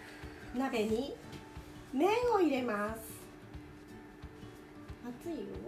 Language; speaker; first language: Japanese; native; Japanese